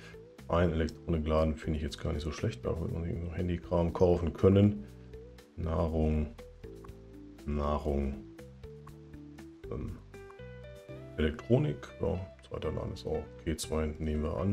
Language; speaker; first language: German; native; German